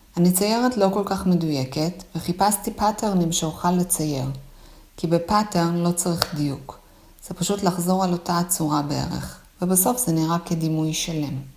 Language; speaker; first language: Hebrew; early bilingual, other home language; Persian